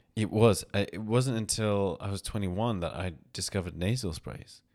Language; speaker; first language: English; native; English